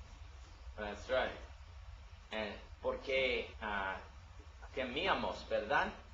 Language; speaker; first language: Spanish; non-native, learner; English